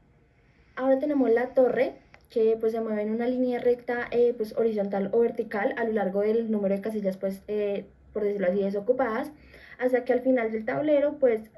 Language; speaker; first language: Spanish; native; Spanish